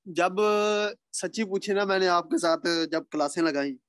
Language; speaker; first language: Urdu; non-native, local second language; Punjabi